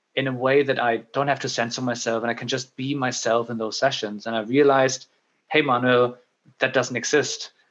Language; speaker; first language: English; non-native, fluent; German